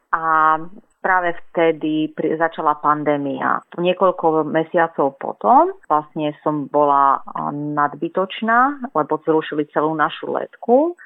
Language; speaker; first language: Slovak; native; Slovak